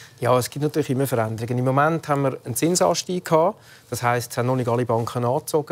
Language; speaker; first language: German; native; German